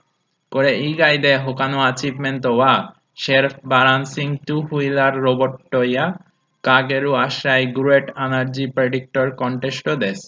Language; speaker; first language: Japanese; non-native, learner; Bangla